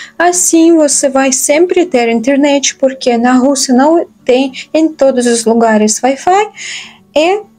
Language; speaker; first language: Portuguese; non-native, fluent; Russian